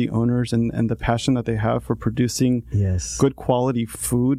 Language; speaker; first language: English; native; English